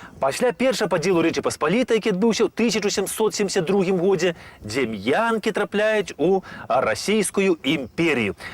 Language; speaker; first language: Belarusian; native; Belarusian